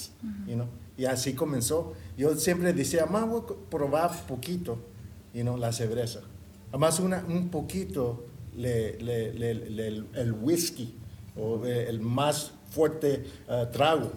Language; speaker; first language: Spanish; early bilingual, heritage; Spanish